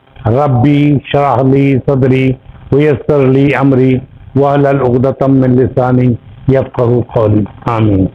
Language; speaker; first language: Urdu; native; Urdu